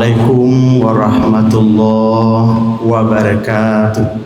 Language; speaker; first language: Indonesian; native; Indonesian